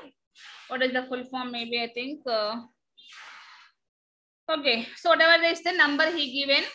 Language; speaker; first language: English; non-native, local second language; Telugu